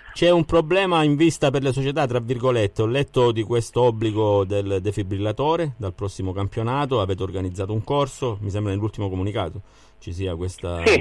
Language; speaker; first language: Italian; native; Italian